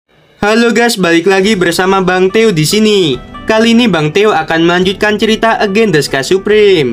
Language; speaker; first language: Indonesian; native; Indonesian